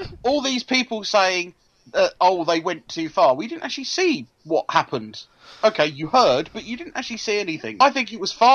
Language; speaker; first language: English; native; English